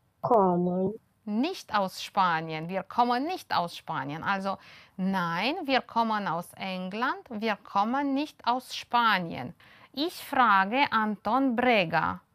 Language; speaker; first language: German; non-native, fluent; Romanian